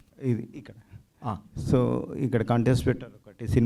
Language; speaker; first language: Telugu; native; Telugu